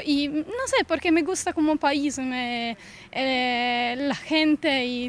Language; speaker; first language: Spanish; non-native, learner; Italian